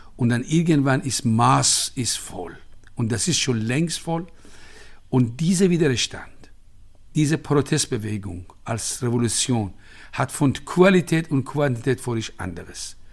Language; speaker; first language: German; non-native, fluent; Persian